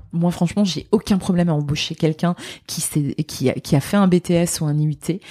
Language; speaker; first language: French; native; French